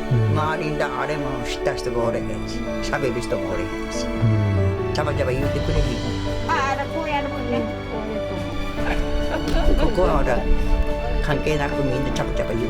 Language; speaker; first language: Japanese; native; Japanese